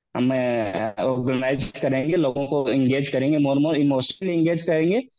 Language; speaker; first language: Hindi; native; Hindi